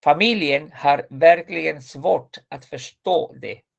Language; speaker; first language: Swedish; non-native, fluent; Spanish